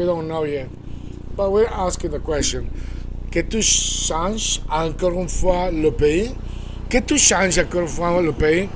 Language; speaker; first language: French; non-native, fluent; Spanish